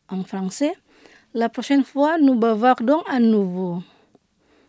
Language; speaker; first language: French; non-native, fluent; Indonesian